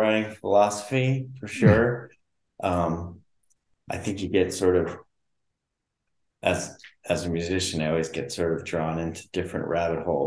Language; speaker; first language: English; native; English